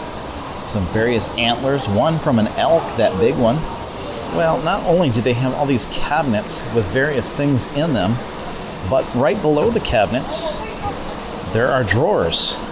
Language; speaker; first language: English; native; English